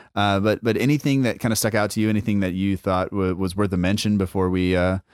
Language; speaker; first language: English; native; English